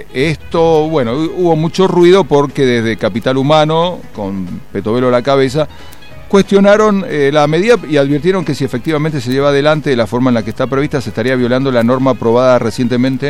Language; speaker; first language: Spanish; native; Spanish